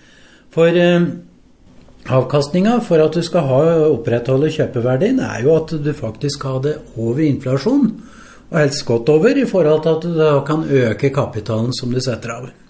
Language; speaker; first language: Norwegian; native; Norwegian